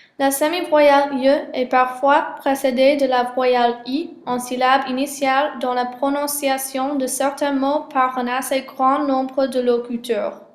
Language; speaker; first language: French; non-native, learner; English